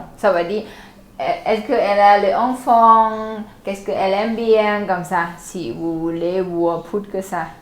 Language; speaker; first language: French; non-native, learner; Thai